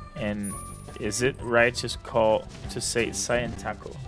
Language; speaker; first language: English; non-native, fluent; Portuguese